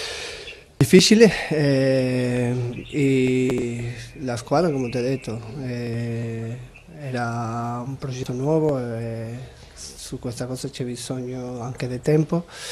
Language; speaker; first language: Italian; non-native, fluent; Spanish